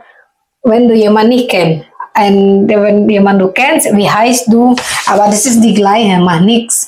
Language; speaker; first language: German; non-native, learner; Indonesian